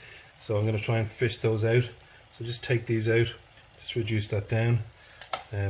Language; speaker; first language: English; native; English